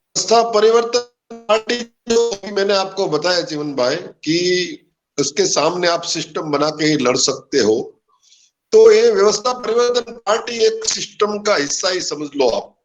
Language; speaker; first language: Hindi; non-native, local second language; Gujarati